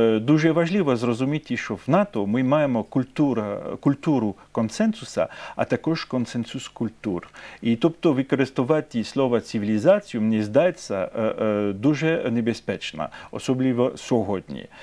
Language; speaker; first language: Ukrainian; non-native, fluent; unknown